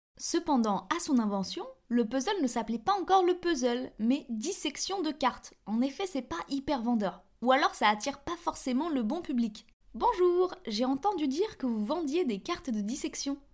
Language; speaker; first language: French; native; French